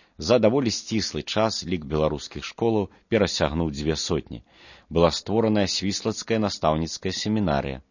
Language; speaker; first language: Belarusian; non-native, local second language; Russian